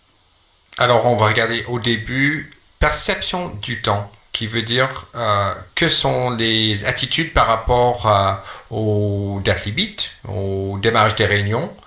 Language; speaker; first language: French; non-native, fluent; English